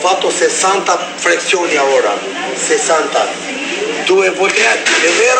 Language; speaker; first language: Italian; non-native, learner; Albanian